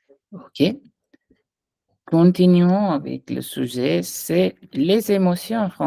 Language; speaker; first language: French; non-native, fluent; Hindi